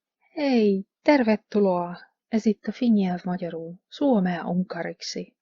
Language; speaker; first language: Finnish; non-native, fluent; Hungarian